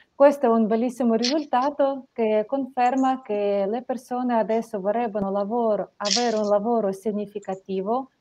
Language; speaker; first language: Italian; non-native, fluent; Ukrainian